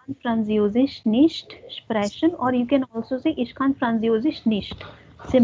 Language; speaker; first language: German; non-native, fluent; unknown